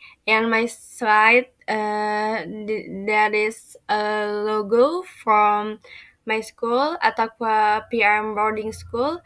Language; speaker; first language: English; non-native, learner; Indonesian